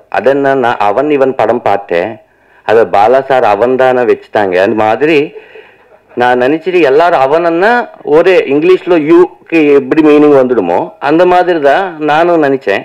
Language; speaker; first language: Tamil; non-native, learner; Telugu